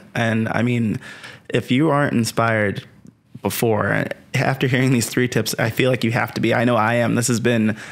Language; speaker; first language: English; native; English